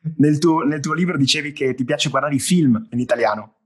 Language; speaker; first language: Italian; native; Italian